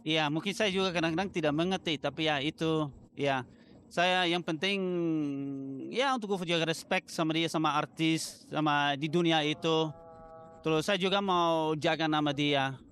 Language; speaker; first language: Indonesian; non-native, fluent; Dutch